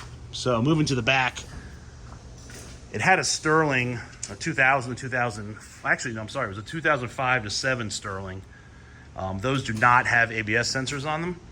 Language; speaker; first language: English; native; English